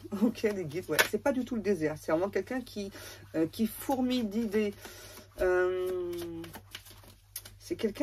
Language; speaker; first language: French; native; French